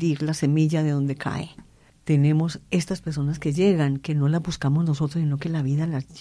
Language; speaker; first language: Spanish; native; Spanish